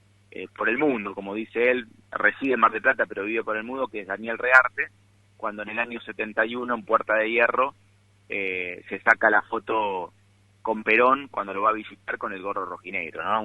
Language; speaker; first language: Spanish; native; Spanish